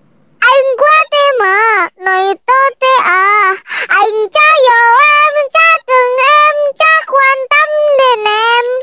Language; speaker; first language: Vietnamese; non-native, learner; Indonesian